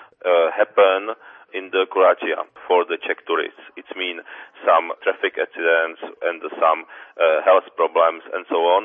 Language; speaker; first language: English; non-native, fluent; Czech